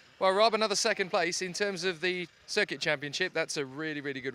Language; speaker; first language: English; native; English